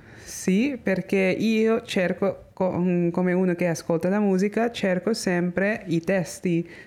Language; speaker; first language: Italian; non-native, learner; Filipino